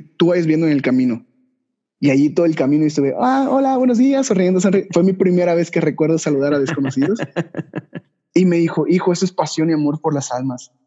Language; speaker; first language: Spanish; native; Spanish